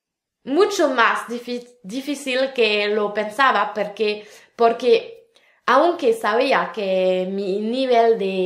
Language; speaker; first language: Spanish; non-native, fluent; French